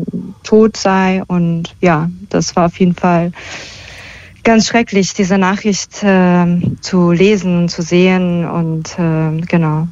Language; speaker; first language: German; early bilingual, other home language; Persian